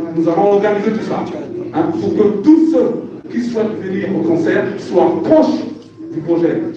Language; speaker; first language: French; non-native, local second language; Lingala